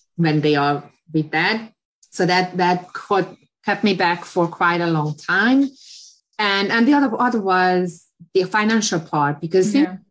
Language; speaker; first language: English; non-native, fluent; Hungarian